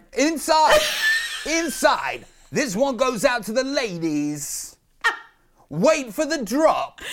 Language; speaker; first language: English; native; English